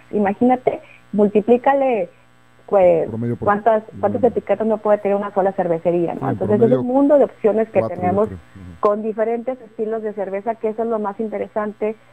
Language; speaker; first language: Spanish; native; Spanish